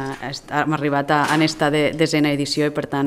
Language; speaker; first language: Catalan; native; Catalan